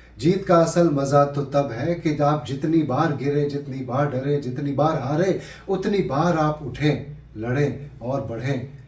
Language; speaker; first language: Hindi; native; Hindi